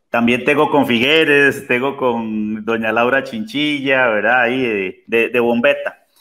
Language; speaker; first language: Spanish; native; Spanish